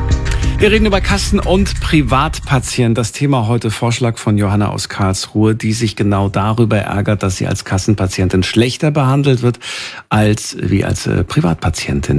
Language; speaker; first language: German; native; German